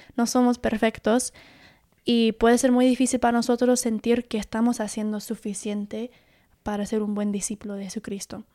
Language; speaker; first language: Spanish; early bilingual, heritage; Spanish